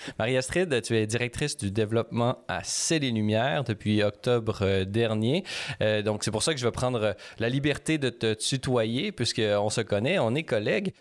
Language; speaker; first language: French; native; French